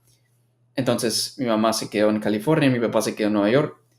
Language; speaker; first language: Spanish; early bilingual, heritage; Spanish